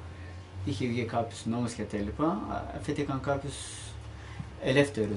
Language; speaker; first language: Greek; non-native, learner; Turkish